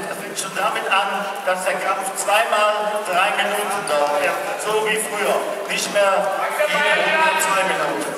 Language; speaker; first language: German; native; German